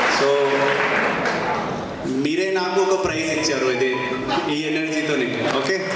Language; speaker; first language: Telugu; non-native, fluent; Hindi